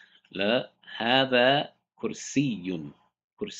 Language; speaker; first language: Arabic; non-native, fluent; English